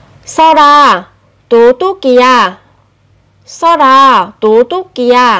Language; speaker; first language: Korean; non-native, fluent; Vietnamese